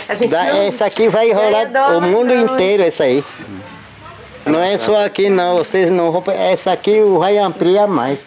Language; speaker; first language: Portuguese; non-native, local second language; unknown